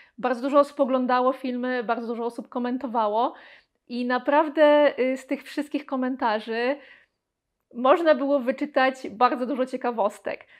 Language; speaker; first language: Polish; native; Polish